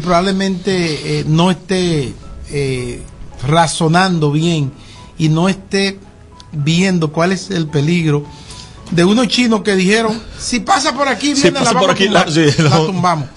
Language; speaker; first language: Spanish; native; Spanish